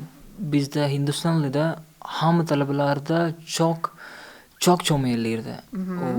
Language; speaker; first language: Azerbaijani; non-native, learner; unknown